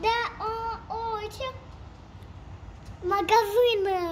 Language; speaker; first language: Russian; early bilingual, heritage; Tajik